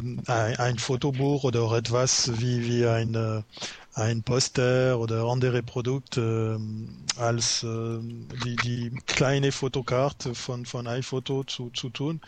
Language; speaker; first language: German; non-native, learner; French